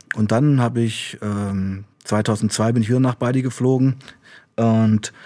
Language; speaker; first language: German; native; German